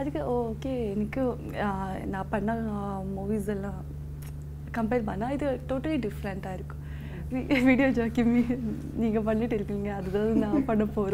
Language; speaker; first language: Tamil; non-native, learner; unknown